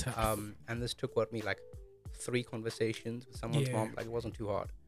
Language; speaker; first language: English; early bilingual, other home language; Amharic